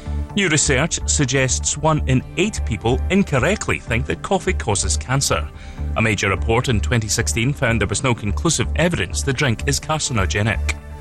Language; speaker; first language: English; native; English